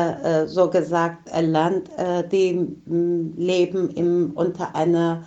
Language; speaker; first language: German; non-native, fluent; Persian